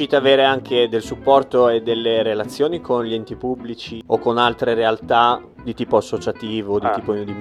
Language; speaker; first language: Italian; native; Italian